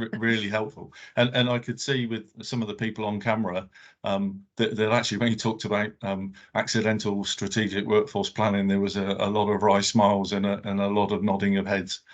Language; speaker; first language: English; native; English